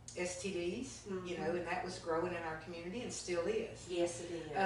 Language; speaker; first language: English; native; English